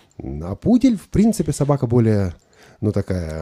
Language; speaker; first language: Russian; native; Russian